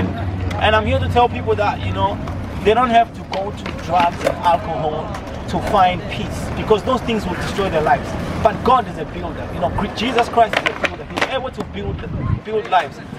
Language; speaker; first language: English; non-native, local second language; Shona